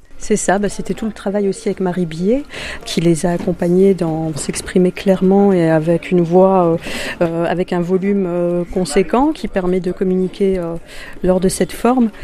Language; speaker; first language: French; native; French